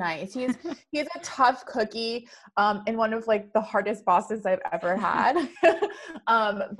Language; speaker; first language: English; native; English